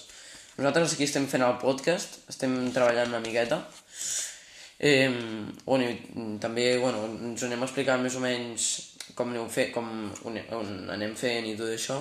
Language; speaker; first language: Catalan; non-native, local second language; Spanish